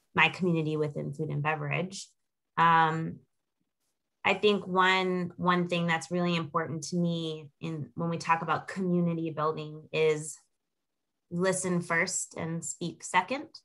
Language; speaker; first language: English; native; English